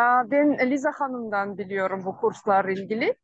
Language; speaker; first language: Turkish; non-native, learner; Kyrgyz